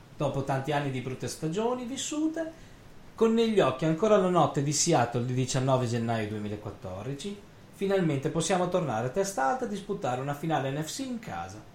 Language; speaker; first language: Italian; native; Italian